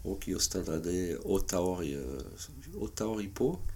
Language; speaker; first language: Swedish; non-native, fluent; French